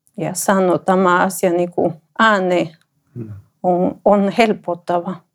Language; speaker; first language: Finnish; non-native, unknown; Spanish